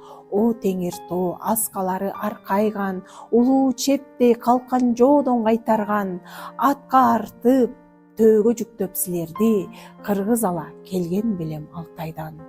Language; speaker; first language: Kyrgyz; native; Kyrgyz